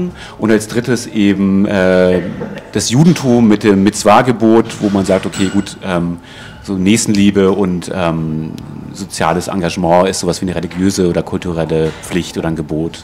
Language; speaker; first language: German; native; German